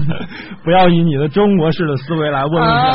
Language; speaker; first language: Chinese; native; Chinese